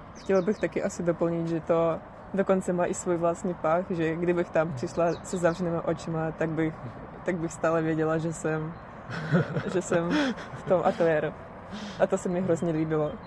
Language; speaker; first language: Czech; non-native, fluent; Russian